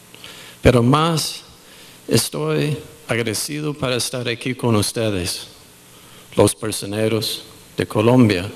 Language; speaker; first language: Spanish; non-native, fluent; English